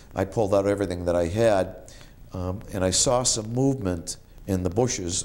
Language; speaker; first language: English; native; English